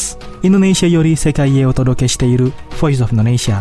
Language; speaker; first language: Japanese; non-native, fluent; Indonesian